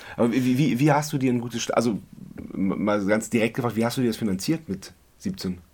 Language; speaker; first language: German; native; German